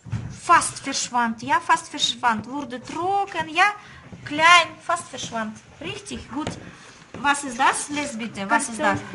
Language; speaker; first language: German; non-native, fluent; Russian